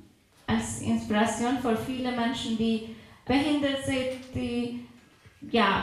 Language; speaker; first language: German; non-native, fluent; Persian